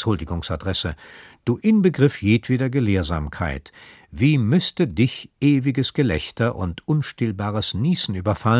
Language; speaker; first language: German; native; German